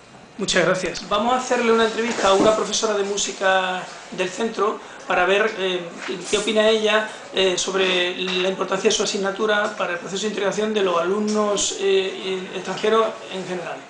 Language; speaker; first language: Spanish; native; Spanish